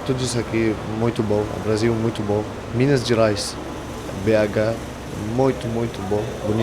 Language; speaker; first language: Portuguese; non-native, learner; Arabic